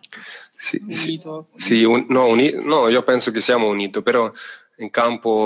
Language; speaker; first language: Italian; non-native, fluent; German